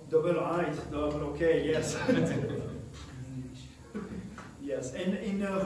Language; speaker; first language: English; non-native, learner; French